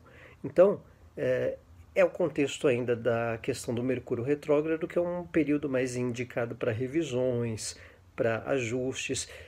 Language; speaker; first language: Portuguese; native; Portuguese